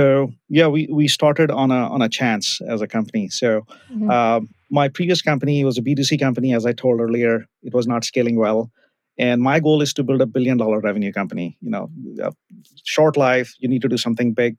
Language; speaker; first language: English; non-native, local second language; Hindi